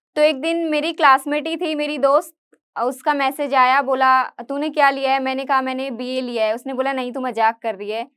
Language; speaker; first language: Hindi; native; Hindi